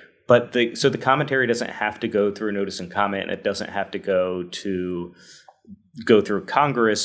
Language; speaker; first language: English; native; English